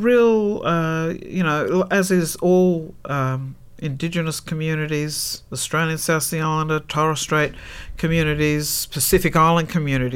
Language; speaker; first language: English; native; English